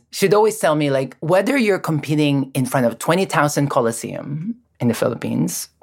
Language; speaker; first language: English; non-native, local second language; Filipino